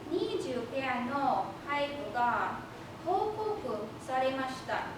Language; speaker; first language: Japanese; non-native, fluent; English